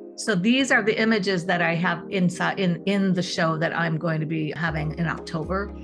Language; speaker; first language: English; native; English